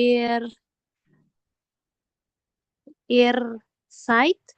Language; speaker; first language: German; non-native, learner; Indonesian